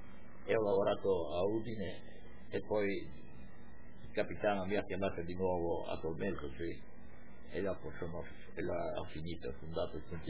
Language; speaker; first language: Italian; non-native, local second language; Friulian